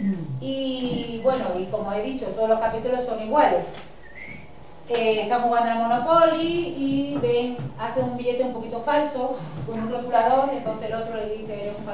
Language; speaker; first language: Spanish; native; Spanish